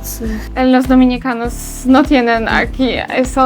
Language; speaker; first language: Spanish; non-native, learner; Polish